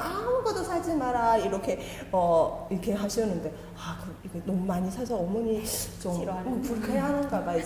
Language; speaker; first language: Korean; non-native, fluent; Chinese